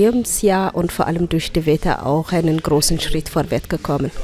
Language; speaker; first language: German; non-native, fluent; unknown